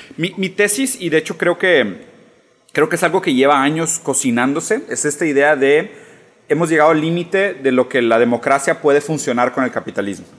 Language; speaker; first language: Spanish; early bilingual, other home language; Portuguese